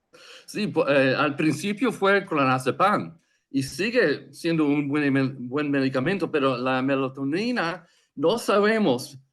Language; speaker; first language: Spanish; non-native, fluent; English